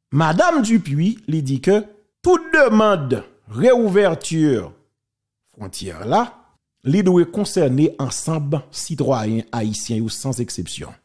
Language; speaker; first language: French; non-native, local second language; Haitian Creole